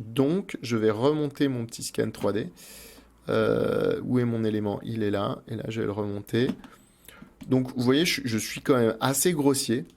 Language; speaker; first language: French; native; French